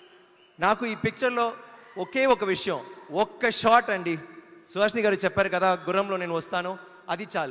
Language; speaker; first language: Telugu; non-native, fluent; Tamil